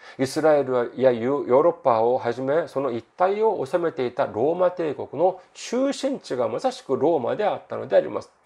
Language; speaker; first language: Japanese; non-native, fluent; Korean